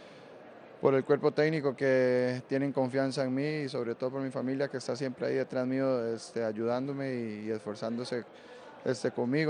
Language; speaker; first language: Spanish; native; Spanish